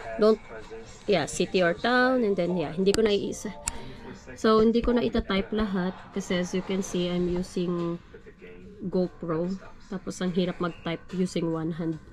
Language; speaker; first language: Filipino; native; Filipino